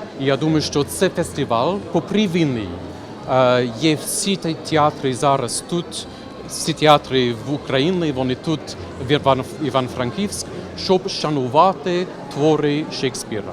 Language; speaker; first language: Ukrainian; non-native, fluent; English